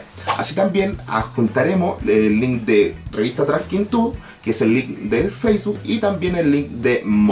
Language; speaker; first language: Spanish; native; Spanish